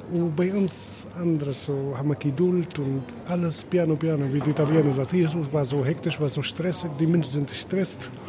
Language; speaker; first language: German; non-native, learner; Arabic